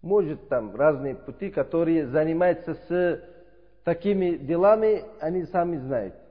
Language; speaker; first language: Russian; non-native, learner; Uzbek